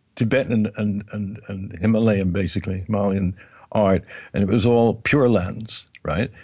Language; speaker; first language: English; native; English